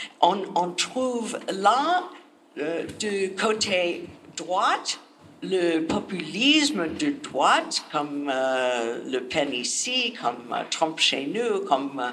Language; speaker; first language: French; non-native, learner; English